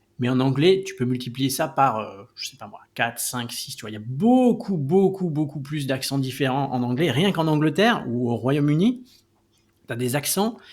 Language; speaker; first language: French; native; French